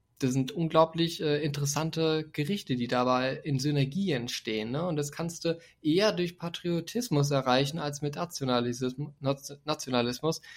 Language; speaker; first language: German; native; German